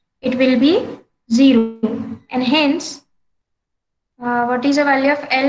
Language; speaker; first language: English; non-native, local second language; Marathi